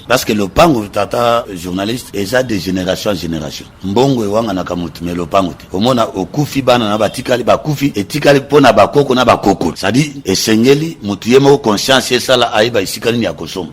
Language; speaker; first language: Lingala; native; Lingala